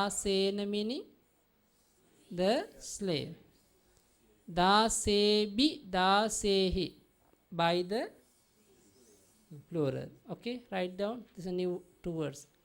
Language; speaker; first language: English; non-native, learner; Sinhala